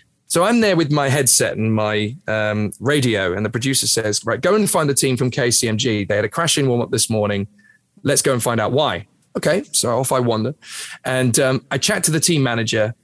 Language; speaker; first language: English; native; English